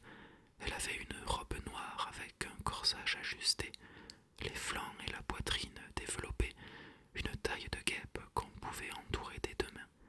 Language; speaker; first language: French; native; French